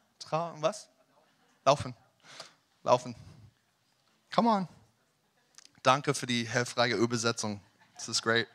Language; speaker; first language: German; non-native, learner; English